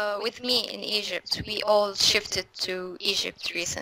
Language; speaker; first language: English; non-native, fluent; Arabic